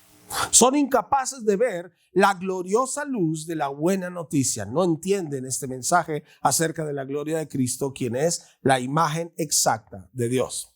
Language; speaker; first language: Spanish; native; Spanish